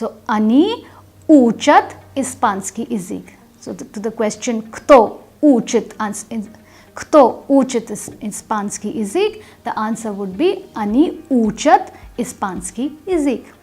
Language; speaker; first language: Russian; non-native, fluent; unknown